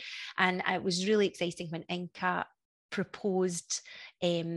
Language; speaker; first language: English; native; English